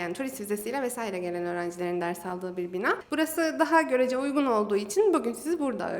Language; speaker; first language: Turkish; native; Turkish